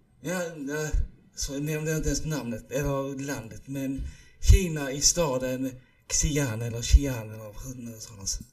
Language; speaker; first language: Swedish; early bilingual, other home language; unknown